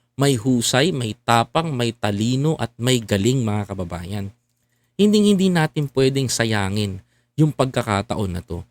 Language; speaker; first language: Filipino; native; Filipino